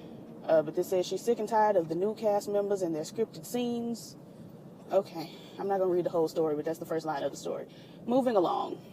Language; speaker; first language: English; native; English